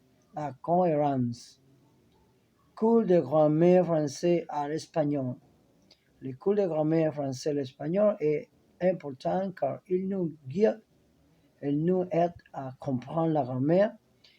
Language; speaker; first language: French; non-native, learner; Spanish